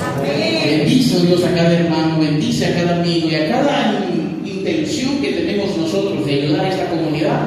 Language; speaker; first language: Spanish; native; Spanish